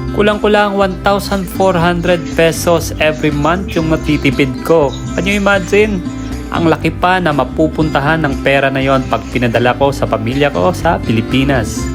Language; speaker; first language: Filipino; non-native, local second language; Hiligaynon